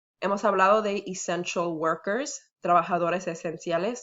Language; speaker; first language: Spanish; early bilingual, heritage; Spanish